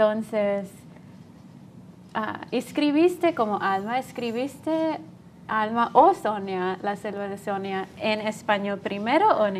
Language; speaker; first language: Spanish; non-native, learner; English